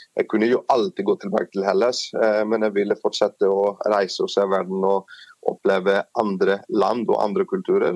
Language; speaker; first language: Norwegian; non-native, fluent; Greek